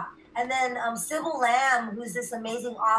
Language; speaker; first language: English; native; English